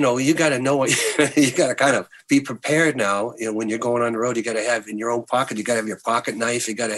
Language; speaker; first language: English; native; English